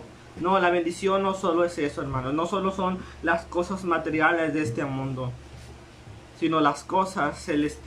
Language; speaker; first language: Spanish; native; Spanish